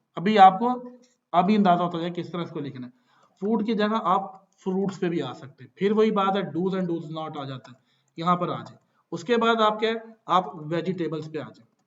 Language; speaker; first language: Urdu; non-native, local second language; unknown